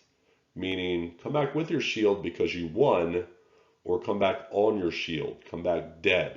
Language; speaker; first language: English; native; English